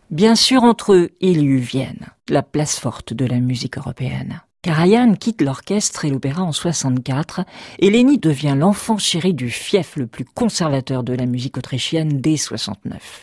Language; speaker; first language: French; native; French